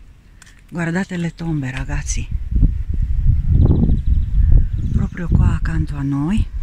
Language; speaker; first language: Italian; non-native, fluent; Romanian